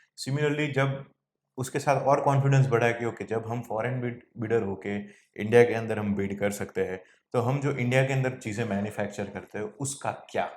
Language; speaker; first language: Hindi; non-native, local second language; Gujarati